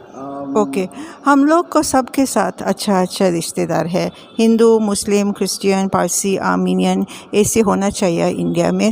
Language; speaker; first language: Hindi; non-native, local second language; English